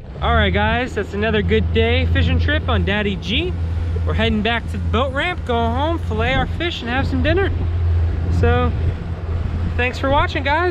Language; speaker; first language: English; native; English